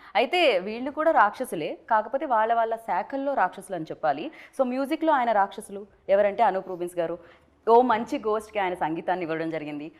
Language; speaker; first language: Telugu; native; Telugu